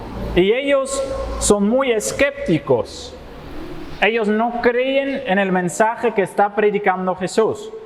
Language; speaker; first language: Spanish; non-native, fluent; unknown